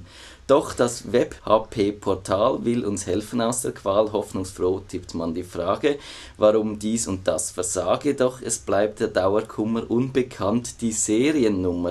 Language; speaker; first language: German; native; German